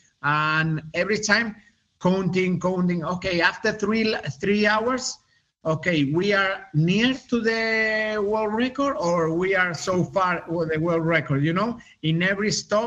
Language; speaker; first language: English; non-native, learner; Spanish